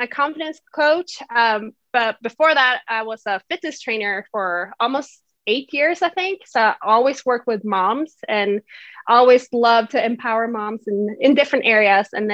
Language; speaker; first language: English; non-native, fluent; Swedish